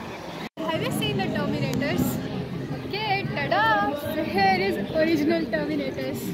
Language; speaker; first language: English; non-native, local second language; Hindi